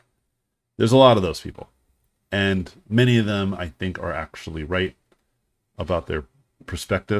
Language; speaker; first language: English; native; English